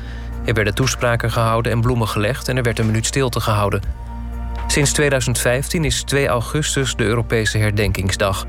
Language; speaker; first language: Dutch; native; Dutch